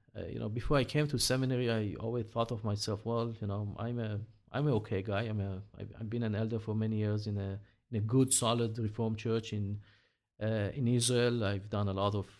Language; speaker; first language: English; non-native, fluent; Hebrew